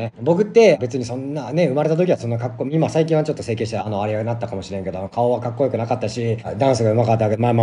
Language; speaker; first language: Japanese; native; Japanese